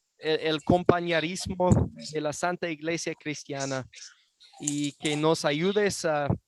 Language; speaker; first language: Spanish; non-native, fluent; English